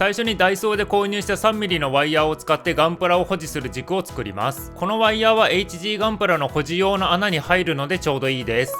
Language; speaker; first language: Japanese; native; Japanese